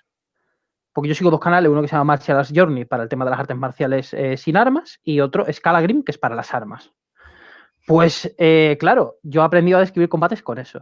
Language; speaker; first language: Spanish; native; Spanish